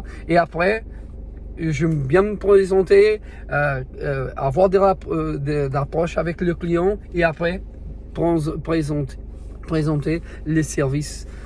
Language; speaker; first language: French; non-native, learner; Portuguese